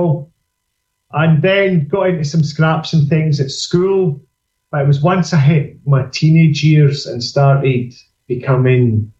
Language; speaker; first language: English; native; English